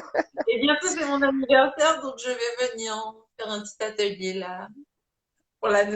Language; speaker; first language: French; native; French